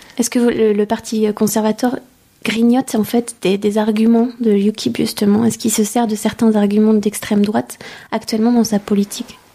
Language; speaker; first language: French; native; French